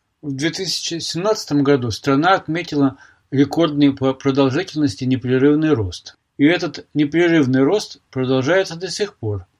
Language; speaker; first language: Russian; native; Russian